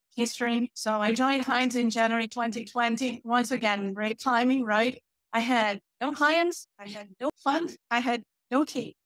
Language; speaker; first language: English; non-native, fluent; Portuguese